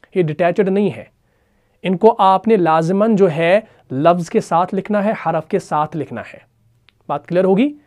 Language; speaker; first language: Urdu; non-native, local second language; Punjabi